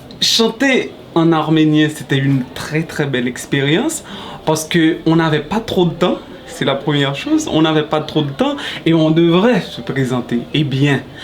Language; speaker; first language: French; non-native, local second language; Haitian Creole